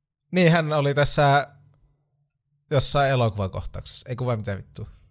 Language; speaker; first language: Finnish; native; Finnish